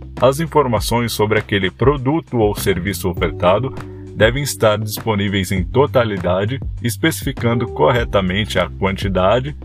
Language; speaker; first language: Portuguese; native; Portuguese